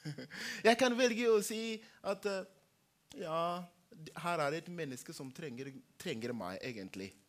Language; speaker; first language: Norwegian; non-native, fluent; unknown